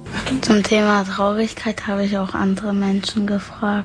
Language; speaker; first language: German; native; German